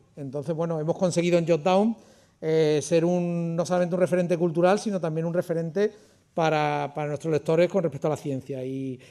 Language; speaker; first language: Spanish; native; Spanish